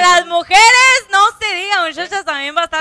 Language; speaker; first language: Spanish; native; Spanish